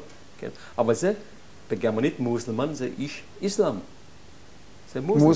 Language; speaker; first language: Hebrew; non-native, fluent; German